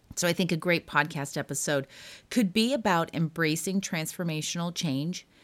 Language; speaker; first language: English; native; English